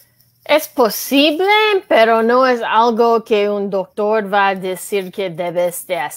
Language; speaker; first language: Spanish; non-native, learner; English